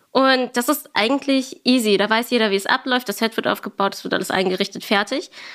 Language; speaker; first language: German; native; German